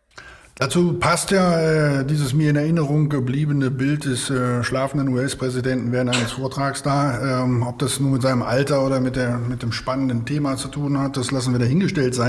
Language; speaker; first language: German; native; German